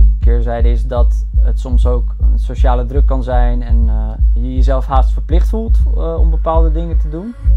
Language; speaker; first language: Dutch; early bilingual, other home language; Bosnian